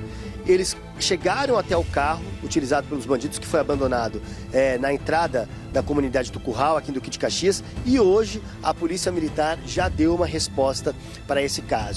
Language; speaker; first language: Portuguese; native; Portuguese